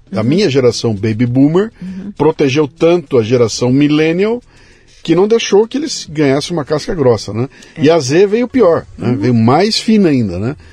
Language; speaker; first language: Portuguese; native; Portuguese